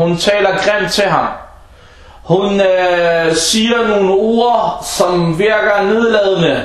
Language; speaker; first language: Danish; early bilingual, other home language; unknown